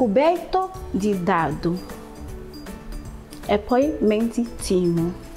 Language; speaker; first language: Italian; non-native, learner; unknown